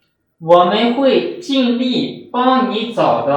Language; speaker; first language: Chinese; non-native, fluent; Urdu